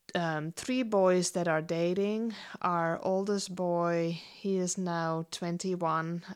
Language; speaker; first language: English; non-native, fluent; Dutch